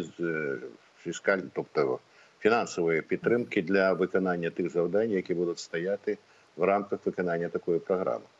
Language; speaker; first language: Ukrainian; native; Ukrainian